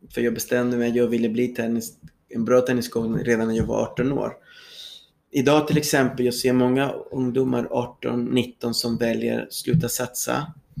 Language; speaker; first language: Swedish; non-native, fluent; Spanish